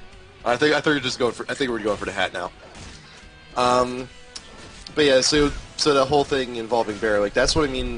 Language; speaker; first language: English; native; English